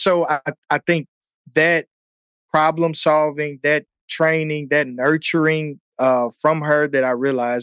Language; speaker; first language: English; native; English